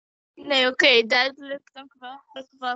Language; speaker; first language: Dutch; native; Dutch